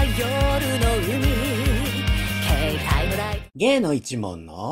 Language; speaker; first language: Japanese; native; Japanese